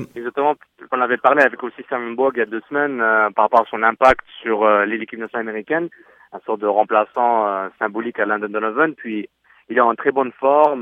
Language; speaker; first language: French; native; French